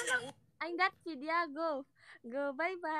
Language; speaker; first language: Vietnamese; non-native, learner; Indonesian